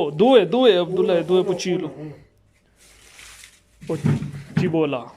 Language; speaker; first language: Italian; non-native, learner; Punjabi